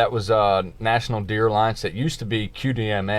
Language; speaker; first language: English; native; English